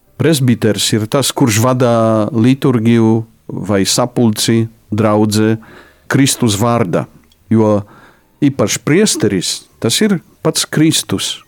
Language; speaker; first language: Latvian; non-native, fluent; Polish